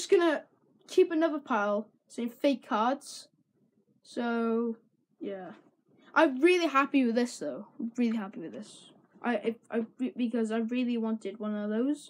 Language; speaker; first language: English; native; English